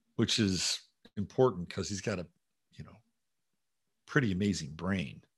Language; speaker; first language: English; native; English